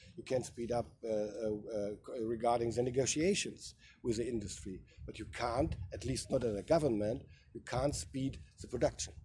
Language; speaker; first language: English; non-native, fluent; German